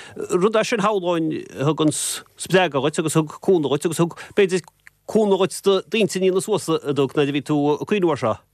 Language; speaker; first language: Irish; native; Irish